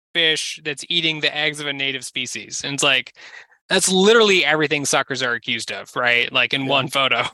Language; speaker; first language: English; native; English